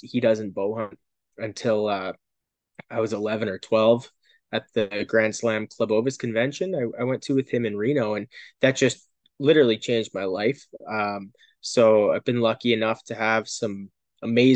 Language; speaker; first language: English; native; English